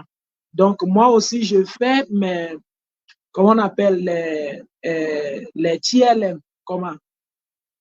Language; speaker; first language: French; non-native, fluent; Ewe